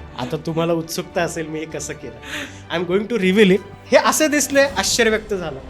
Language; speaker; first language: Marathi; native; Marathi